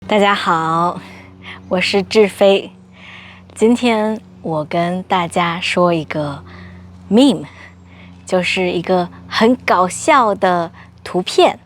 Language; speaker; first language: Chinese; non-native, fluent; English